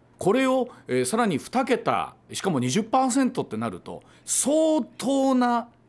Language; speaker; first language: Japanese; native; Japanese